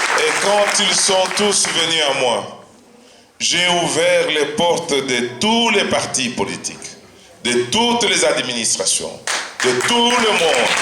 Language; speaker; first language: French; non-native, local second language; Luba-Lulua